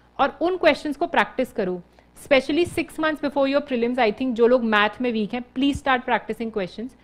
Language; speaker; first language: Hindi; native; Hindi